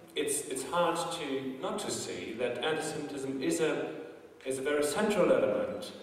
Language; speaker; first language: English; non-native, fluent; German